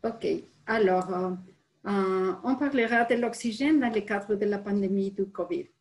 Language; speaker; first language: French; non-native, fluent; Spanish